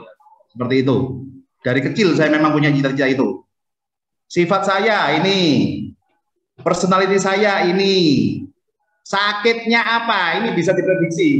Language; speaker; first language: Indonesian; native; Indonesian